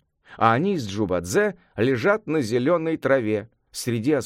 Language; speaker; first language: Russian; native; Russian